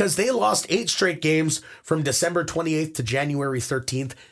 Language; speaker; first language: English; native; English